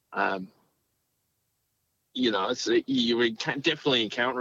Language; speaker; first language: English; native; English